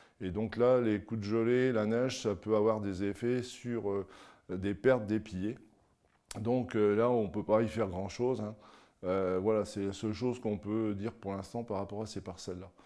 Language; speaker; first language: French; native; French